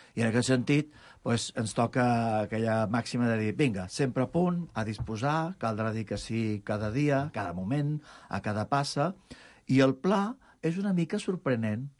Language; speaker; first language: Catalan; non-native, local second language; Spanish